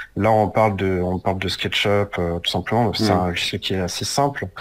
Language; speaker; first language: French; native; French